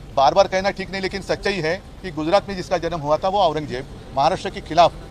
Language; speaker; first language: Hindi; non-native, local second language; Marathi